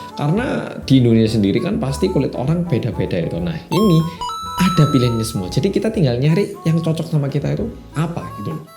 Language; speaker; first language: Indonesian; non-native, fluent; Korean